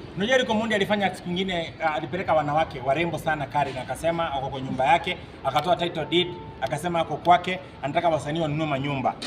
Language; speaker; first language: Swahili; native; Swahili